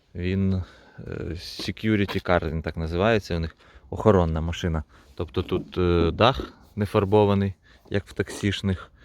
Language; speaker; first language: Ukrainian; non-native, local second language; Russian